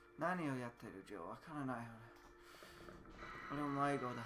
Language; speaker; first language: Japanese; non-native, learner; English